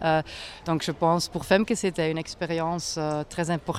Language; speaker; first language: French; non-native, local second language; Dutch